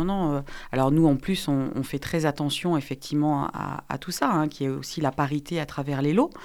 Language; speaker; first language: French; native; French